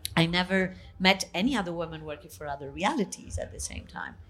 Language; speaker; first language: English; non-native, fluent; Italian